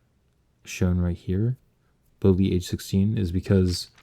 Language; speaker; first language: English; native; English